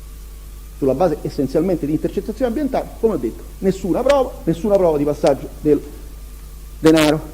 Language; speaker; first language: Italian; native; Italian